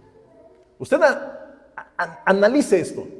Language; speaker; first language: Spanish; native; Spanish